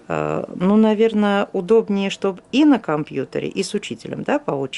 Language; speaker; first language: Russian; native; Russian